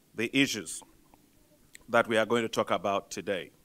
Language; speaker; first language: English; non-native, local second language; Yoruba